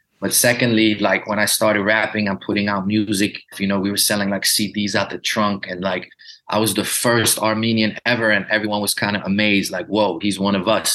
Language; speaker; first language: English; early bilingual, other home language; Dutch